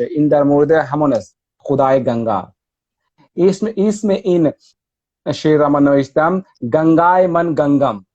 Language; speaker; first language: Persian; non-native, fluent; Hindi